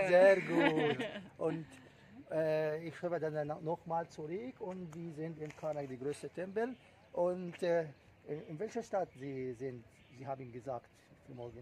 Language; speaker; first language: German; non-native, learner; Arabic